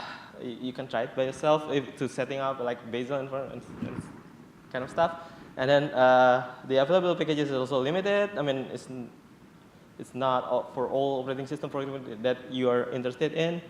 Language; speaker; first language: English; non-native, fluent; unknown